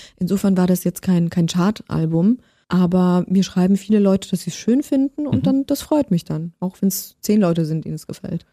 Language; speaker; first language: German; early bilingual, other home language; Polish